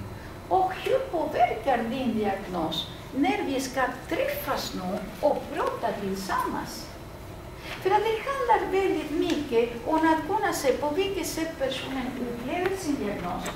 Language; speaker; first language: Swedish; non-native, fluent; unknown